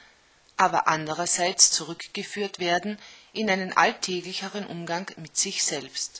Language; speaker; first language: German; native; German